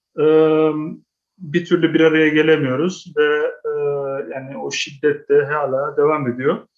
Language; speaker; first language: Turkish; early bilingual, heritage; Turkish